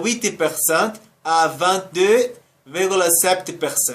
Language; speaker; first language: French; non-native, learner; Spanish